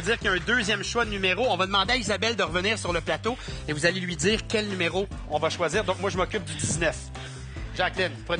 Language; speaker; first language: French; native; French